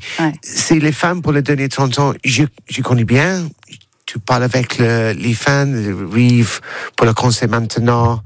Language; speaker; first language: French; non-native, learner; English